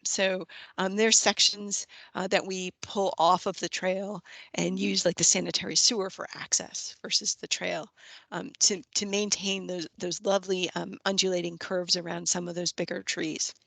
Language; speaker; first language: English; native; English